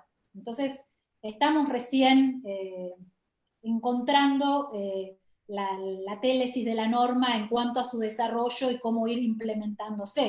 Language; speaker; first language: Spanish; native; Spanish